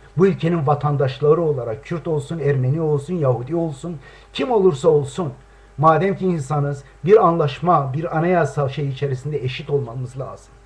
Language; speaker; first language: Turkish; non-native, local second language; Kurdish